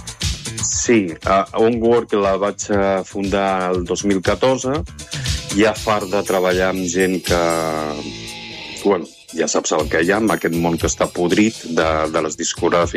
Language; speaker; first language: Catalan; native; Catalan